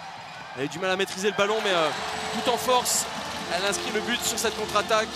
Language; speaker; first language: French; native; French